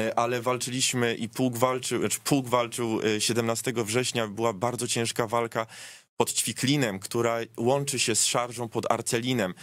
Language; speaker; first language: Polish; native; Polish